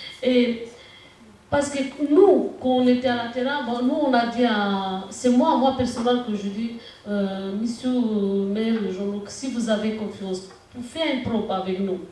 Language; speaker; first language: French; non-native, learner; Romanian